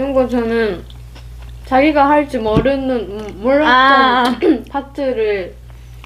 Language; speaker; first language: Korean; non-native, fluent; Japanese